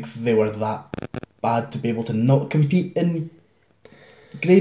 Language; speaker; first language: English; native; English